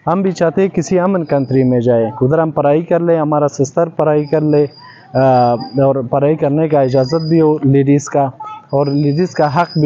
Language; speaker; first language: Hindi; non-native, learner; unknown